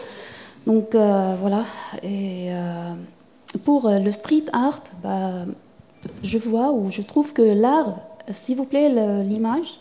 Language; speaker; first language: French; non-native, fluent; Arabic